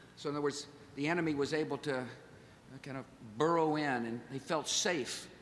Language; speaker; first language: English; native; English